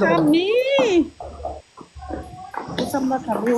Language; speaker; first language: Filipino; non-native, learner; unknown